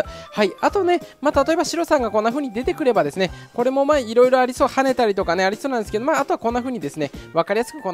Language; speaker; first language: Japanese; native; Japanese